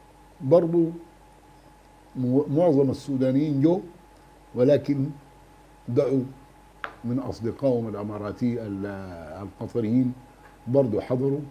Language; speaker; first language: Arabic; native; Arabic